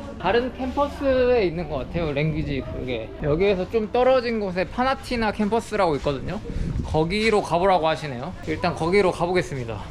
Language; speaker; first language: Korean; native; Korean